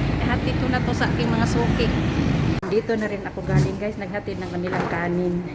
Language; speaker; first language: Filipino; non-native, local second language; Cebuano